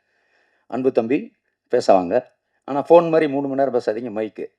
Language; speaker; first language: Tamil; native; Tamil